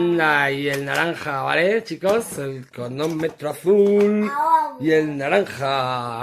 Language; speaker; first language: Spanish; native; Spanish